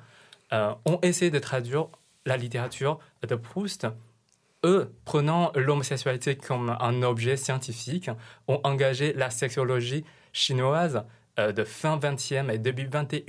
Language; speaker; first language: French; non-native, fluent; Chinese